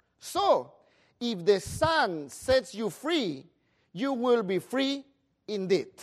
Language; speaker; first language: English; non-native, fluent; Spanish